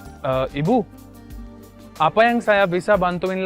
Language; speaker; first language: Indonesian; non-native, learner; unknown